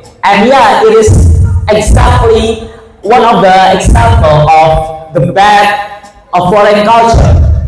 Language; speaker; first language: English; non-native, fluent; Indonesian